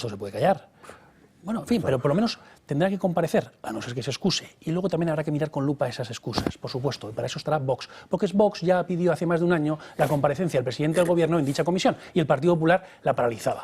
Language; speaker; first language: Spanish; native; Spanish